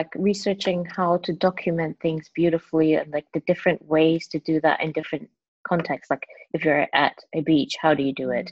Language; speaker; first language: English; non-native, local second language; Cantonese